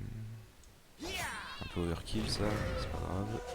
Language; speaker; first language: French; native; French